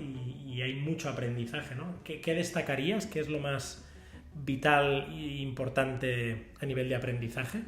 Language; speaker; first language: Spanish; non-native, local second language; Catalan